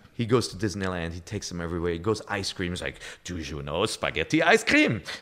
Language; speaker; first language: English; non-native, fluent; German